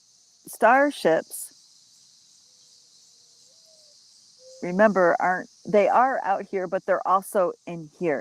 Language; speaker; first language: English; native; English